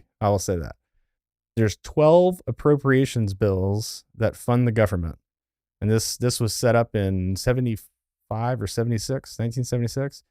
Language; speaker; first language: English; native; English